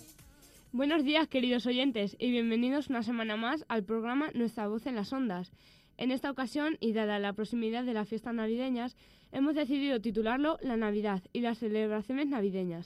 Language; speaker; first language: Spanish; native; Spanish